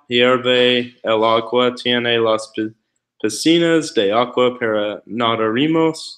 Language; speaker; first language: Spanish; non-native, learner; English